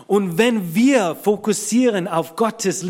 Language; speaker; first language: German; non-native, fluent; English